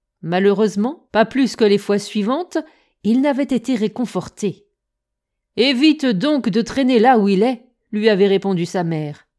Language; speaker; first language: French; native; French